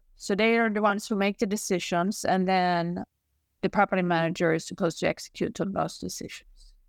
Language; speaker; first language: English; non-native, fluent; Swedish